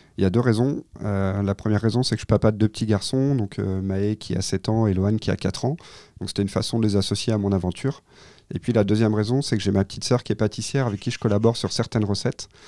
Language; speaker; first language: French; native; French